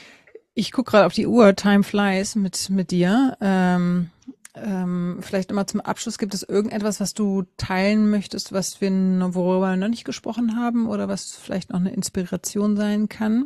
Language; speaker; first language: German; native; German